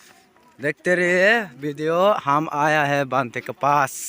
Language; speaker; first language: Hindi; non-native, local second language; Chakma